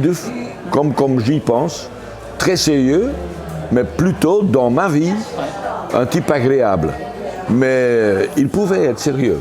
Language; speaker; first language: French; non-native, local second language; Dutch